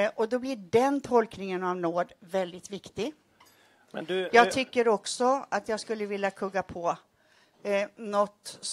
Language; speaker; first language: Swedish; native; Swedish